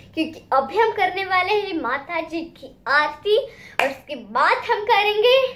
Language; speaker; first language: Hindi; non-native, local second language; Gujarati